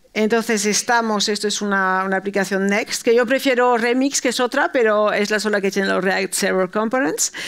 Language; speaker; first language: Spanish; early bilingual, heritage; Spanish